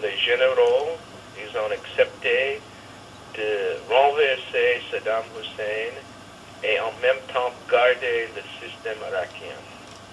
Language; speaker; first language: French; non-native, fluent; English